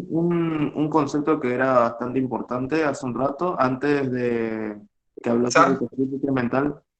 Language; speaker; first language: Spanish; native; Spanish